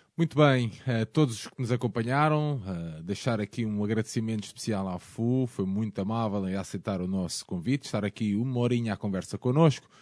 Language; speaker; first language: Portuguese; native; Portuguese